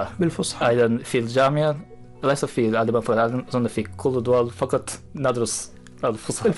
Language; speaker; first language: Arabic; non-native, fluent; Japanese